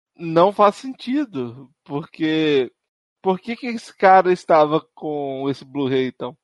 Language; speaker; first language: Portuguese; native; Portuguese